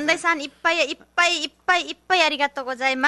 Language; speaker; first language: Japanese; non-native, learner; Nepali